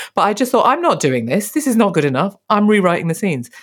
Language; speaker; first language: English; native; English